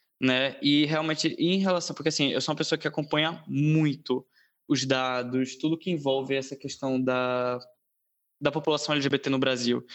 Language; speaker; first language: Portuguese; native; Portuguese